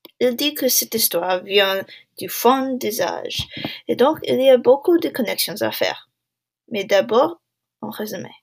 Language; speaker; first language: French; non-native, learner; English